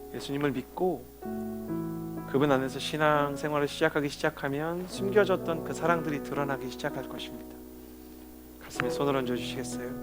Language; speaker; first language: Korean; native; Korean